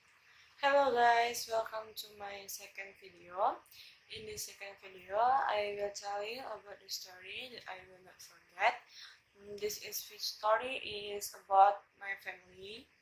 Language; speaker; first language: English; non-native, learner; Indonesian